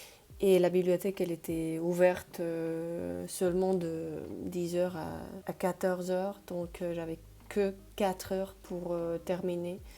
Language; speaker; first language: French; non-native, fluent; Spanish